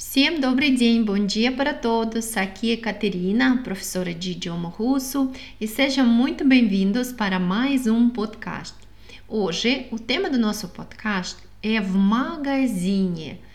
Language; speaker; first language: Portuguese; non-native, fluent; Russian